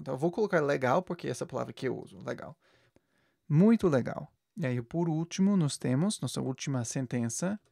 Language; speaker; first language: Portuguese; non-native, fluent; English